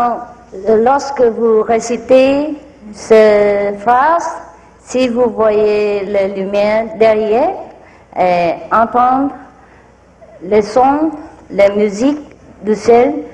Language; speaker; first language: French; non-native, fluent; Vietnamese